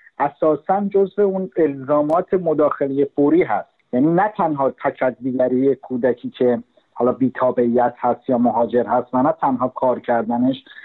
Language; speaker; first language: Persian; native; Persian